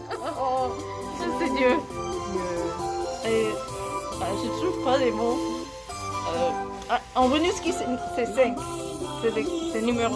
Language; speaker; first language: French; non-native, learner; English